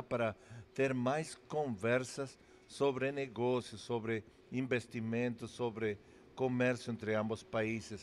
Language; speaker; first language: Portuguese; non-native, fluent; English